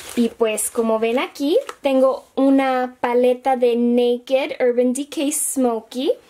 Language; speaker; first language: Spanish; early bilingual, heritage; Spanish